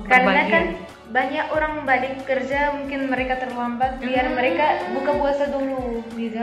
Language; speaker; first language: Indonesian; non-native, fluent; Arabic